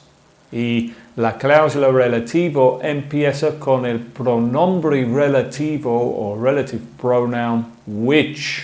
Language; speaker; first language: Spanish; non-native, fluent; English